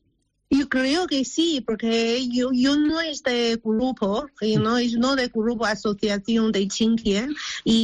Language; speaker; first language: Spanish; non-native, learner; Chinese